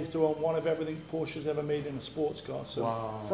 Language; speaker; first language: English; native; English